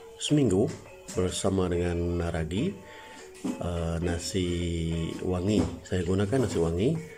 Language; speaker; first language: Malay; non-native, local second language; Iban